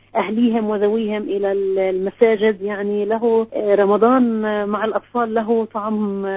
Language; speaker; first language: Arabic; native; Arabic